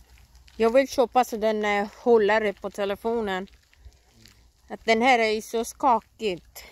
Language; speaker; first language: Swedish; non-native, learner; Cebuano